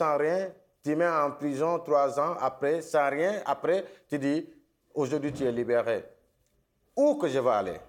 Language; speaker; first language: French; non-native, local second language; Wolof